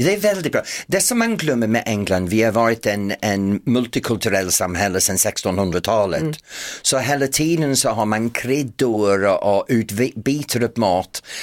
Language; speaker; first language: Swedish; non-native, fluent; English